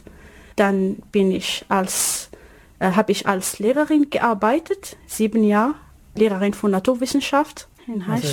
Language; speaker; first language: German; non-native, learner; Arabic